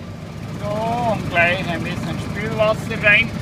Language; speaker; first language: German; native; German